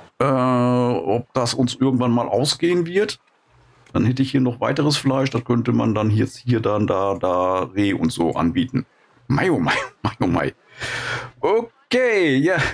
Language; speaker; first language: German; native; German